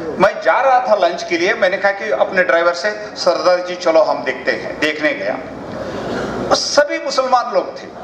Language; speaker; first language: Hindi; non-native, local second language; Kannada